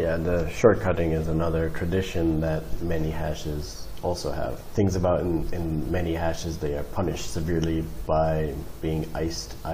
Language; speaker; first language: English; native; English